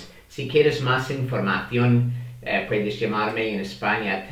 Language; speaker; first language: Spanish; non-native, fluent; English